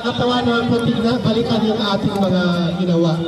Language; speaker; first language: Filipino; native; Filipino